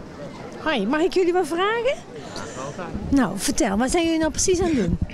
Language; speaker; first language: Dutch; native; Dutch